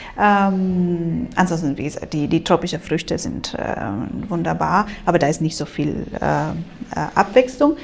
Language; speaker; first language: German; non-native, fluent; Spanish